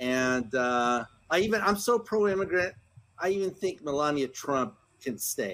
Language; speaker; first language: English; early bilingual, other home language; Spanish